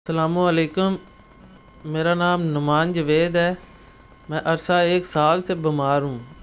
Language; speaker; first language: Urdu; non-native, local second language; Punjabi